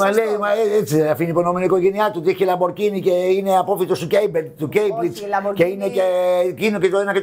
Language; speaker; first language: Greek; native; Greek